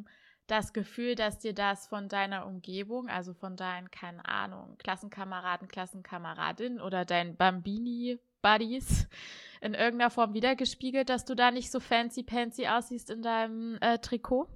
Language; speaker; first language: German; native; German